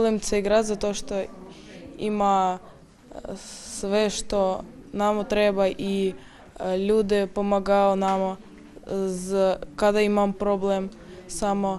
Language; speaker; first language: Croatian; non-native, learner; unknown